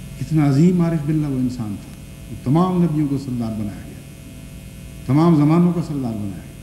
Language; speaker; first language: Urdu; non-native, local second language; Punjabi